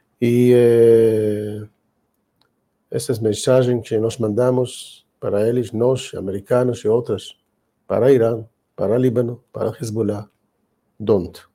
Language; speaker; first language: Portuguese; non-native, learner; Hebrew